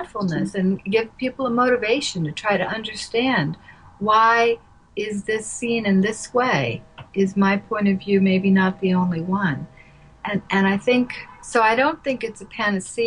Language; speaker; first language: English; native; English